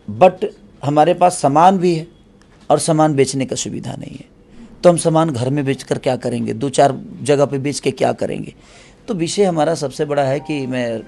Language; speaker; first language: Hindi; native; Hindi